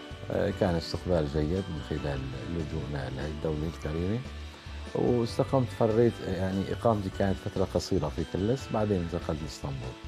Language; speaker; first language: Arabic; native; Arabic